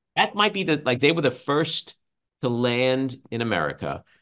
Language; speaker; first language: English; native; English